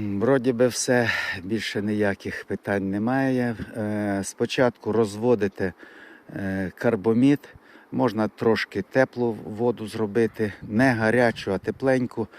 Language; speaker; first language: Ukrainian; native; Ukrainian